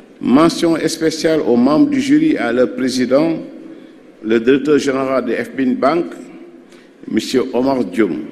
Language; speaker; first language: French; non-native, local second language; Wolof